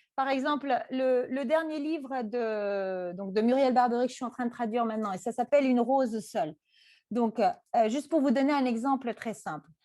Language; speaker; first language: French; non-native, local second language; Turkish